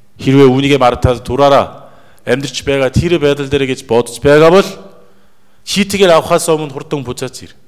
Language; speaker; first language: Mongolian; native; Mongolian